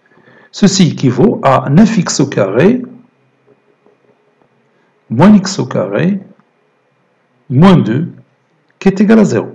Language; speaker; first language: French; non-native, local second language; Arabic